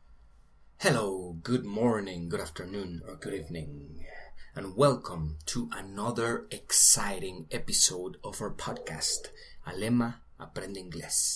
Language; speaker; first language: English; non-native, fluent; Spanish